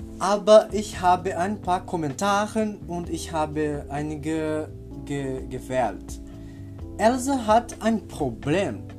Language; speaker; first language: German; non-native, learner; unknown